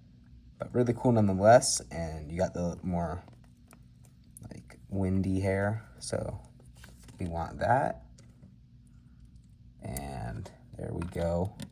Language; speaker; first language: English; native; English